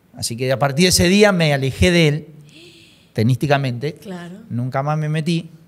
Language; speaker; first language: Spanish; native; Spanish